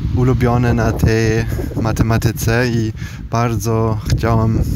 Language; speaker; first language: Polish; early bilingual, heritage; Polish